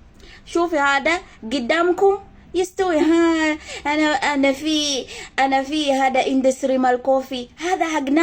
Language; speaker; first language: Arabic; non-native, learner; Ganda